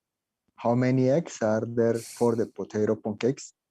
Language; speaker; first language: English; non-native, learner; Spanish